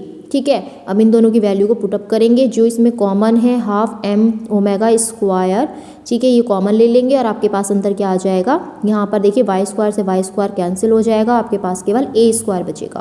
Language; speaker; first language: Hindi; native; Hindi